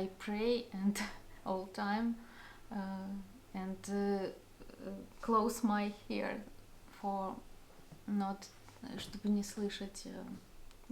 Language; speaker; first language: English; non-native, learner; Russian